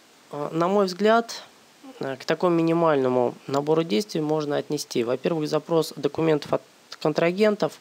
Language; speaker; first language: Russian; native; Russian